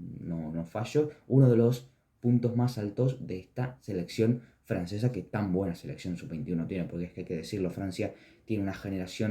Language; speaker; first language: Spanish; native; Spanish